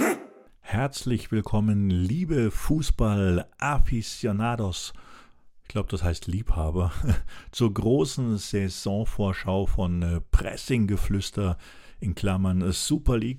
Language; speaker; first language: German; native; German